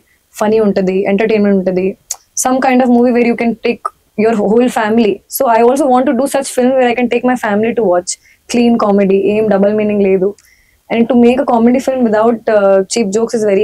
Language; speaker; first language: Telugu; non-native, learner; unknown